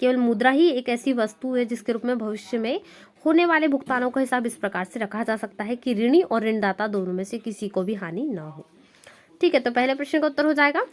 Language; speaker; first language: Hindi; native; Hindi